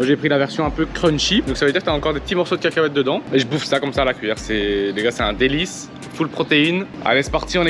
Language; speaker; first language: French; native; French